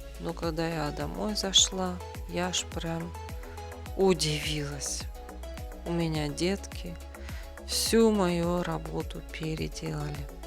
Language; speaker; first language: Russian; native; Russian